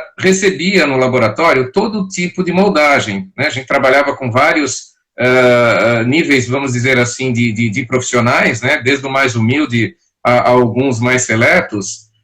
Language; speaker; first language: Portuguese; native; Portuguese